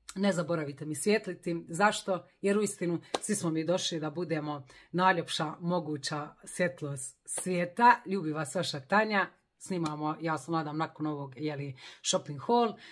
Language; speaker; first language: Croatian; native; Croatian